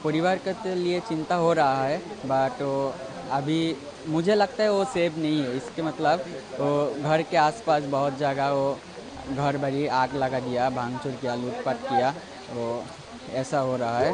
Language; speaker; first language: Hindi; non-native, learner; Bangla